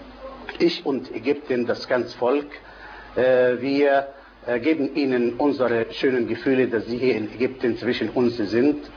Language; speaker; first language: German; non-native, fluent; Arabic